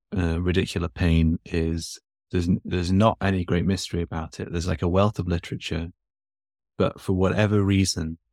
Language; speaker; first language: English; native; English